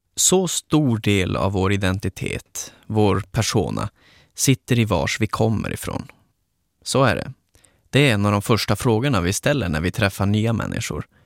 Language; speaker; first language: Swedish; native; Swedish